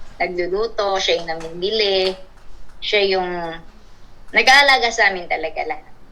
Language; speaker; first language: Filipino; native; Filipino